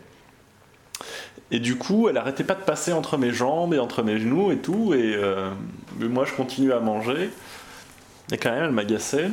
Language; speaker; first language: French; native; French